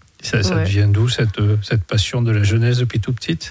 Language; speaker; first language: French; native; French